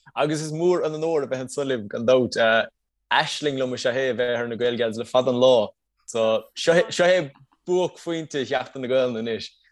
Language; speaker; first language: Irish; native; Irish